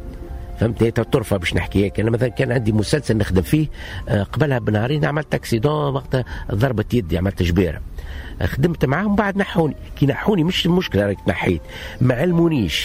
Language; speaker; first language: Arabic; native; Arabic